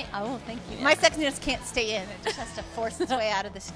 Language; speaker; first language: English; native; English